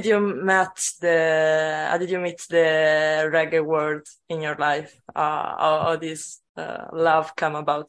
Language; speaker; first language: English; non-native, fluent; Italian